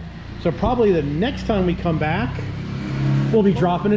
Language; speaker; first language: English; native; English